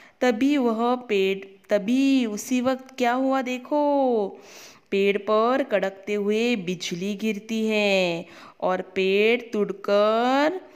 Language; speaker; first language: Hindi; non-native, local second language; Marathi